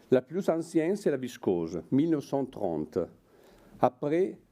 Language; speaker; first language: French; non-native, fluent; Italian